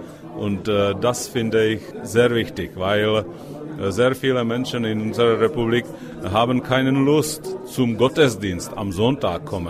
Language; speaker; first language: German; non-native, fluent; Czech